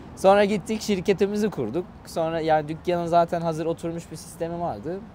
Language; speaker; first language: Turkish; native; Turkish